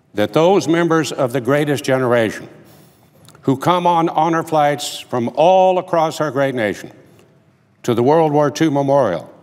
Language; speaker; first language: English; native; English